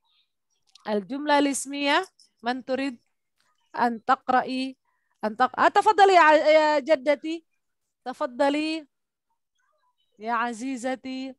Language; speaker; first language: Arabic; non-native, fluent; Indonesian